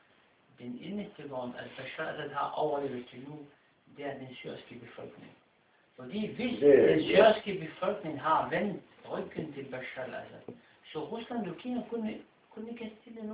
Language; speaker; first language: Danish; non-native, fluent; Arabic